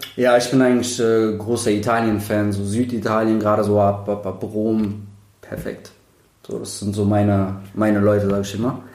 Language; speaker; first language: German; native; German